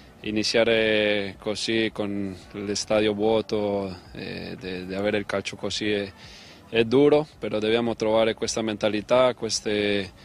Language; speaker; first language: Italian; non-native, learner; Spanish